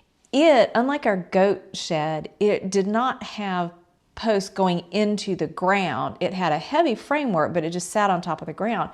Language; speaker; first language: English; native; English